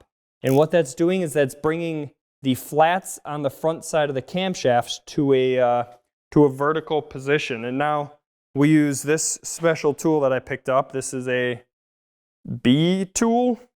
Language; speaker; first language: English; native; English